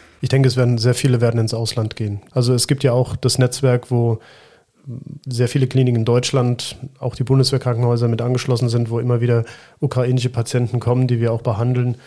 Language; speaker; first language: German; native; German